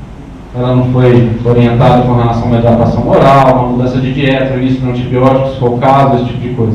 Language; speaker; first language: Portuguese; native; Portuguese